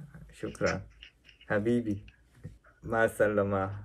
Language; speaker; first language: Arabic; non-native, learner; Korean